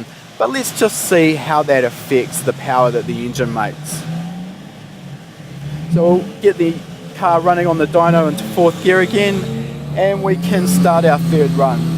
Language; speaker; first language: English; native; English